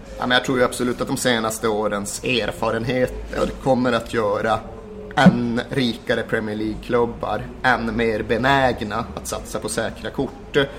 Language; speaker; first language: Swedish; native; Swedish